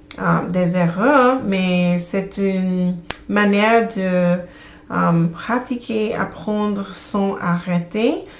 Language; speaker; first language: French; non-native, learner; English